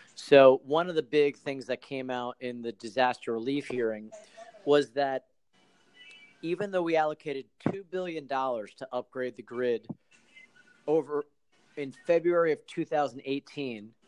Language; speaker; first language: English; native; English